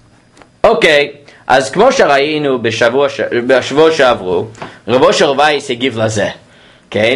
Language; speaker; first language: Hebrew; non-native, fluent; English